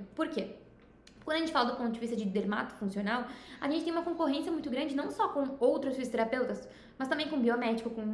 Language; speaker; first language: Portuguese; native; Portuguese